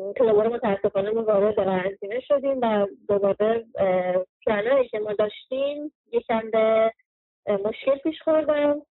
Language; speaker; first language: Persian; early bilingual, heritage; Persian